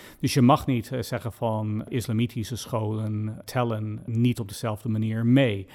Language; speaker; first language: Dutch; non-native, fluent; English